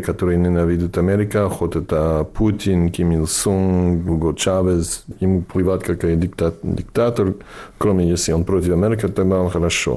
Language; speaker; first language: Russian; non-native, fluent; English